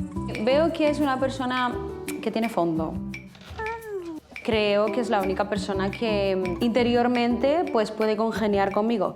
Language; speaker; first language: Spanish; native; Spanish